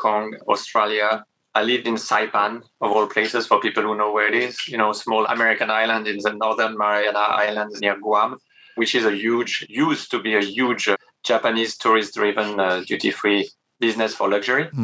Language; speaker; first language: English; non-native, fluent; French